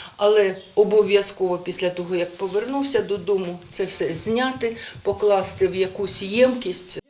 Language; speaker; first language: Ukrainian; native; Ukrainian